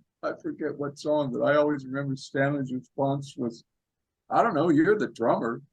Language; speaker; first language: English; native; English